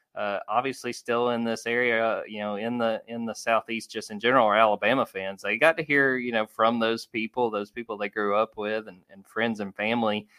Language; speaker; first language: English; native; English